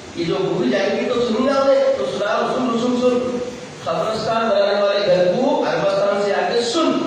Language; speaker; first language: Urdu; native; Urdu